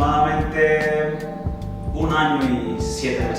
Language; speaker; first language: Spanish; native; Spanish